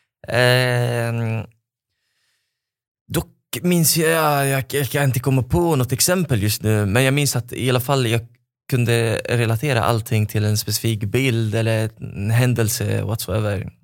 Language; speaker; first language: Swedish; non-native, fluent; Arabic